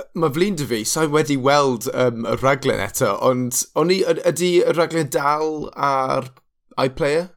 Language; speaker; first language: Welsh; non-native, local second language; English